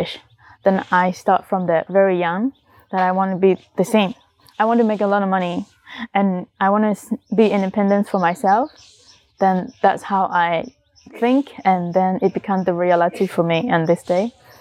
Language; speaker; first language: English; non-native, learner; Vietnamese